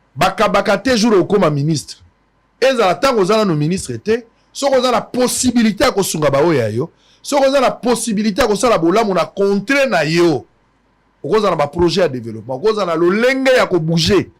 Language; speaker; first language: Lingala; native; Lingala